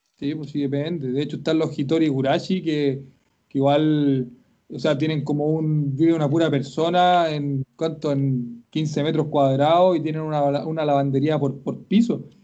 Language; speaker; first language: Spanish; native; Spanish